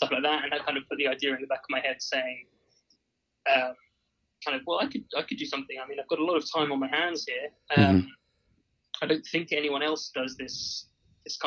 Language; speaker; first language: English; native; English